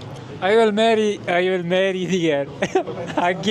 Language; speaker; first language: English; non-native, learner; Persian